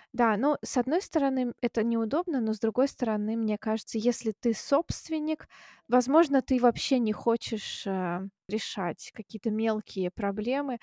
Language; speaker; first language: Russian; native; Russian